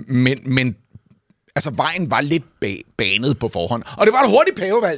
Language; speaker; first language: Danish; native; Danish